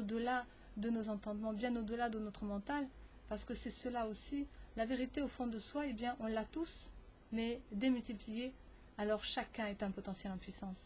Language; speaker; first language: French; native; French